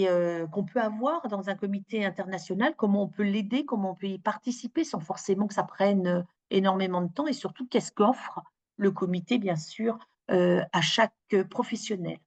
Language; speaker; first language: French; native; French